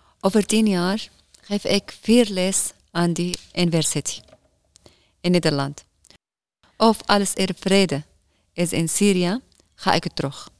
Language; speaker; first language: Dutch; non-native, learner; Arabic